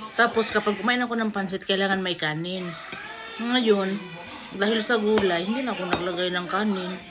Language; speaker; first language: Filipino; non-native, local second language; Cebuano